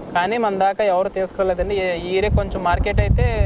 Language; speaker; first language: Telugu; native; Telugu